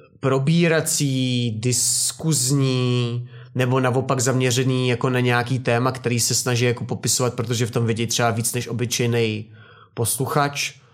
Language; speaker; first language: Czech; native; Czech